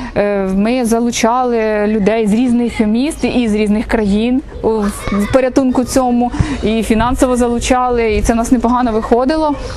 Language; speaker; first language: Ukrainian; native; Ukrainian